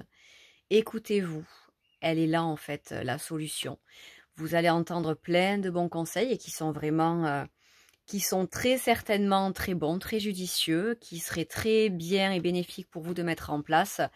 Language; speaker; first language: French; native; French